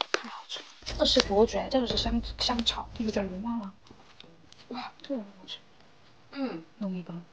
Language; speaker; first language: Chinese; non-native, fluent; Korean